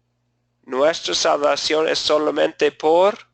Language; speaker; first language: Spanish; non-native, fluent; English